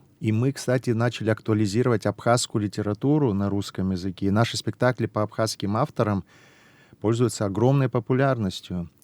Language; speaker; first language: Russian; non-native, local second language; Abkhazian